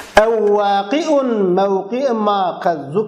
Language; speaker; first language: Arabic; non-native, fluent; Uzbek